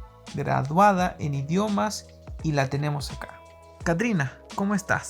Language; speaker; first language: Spanish; native; Spanish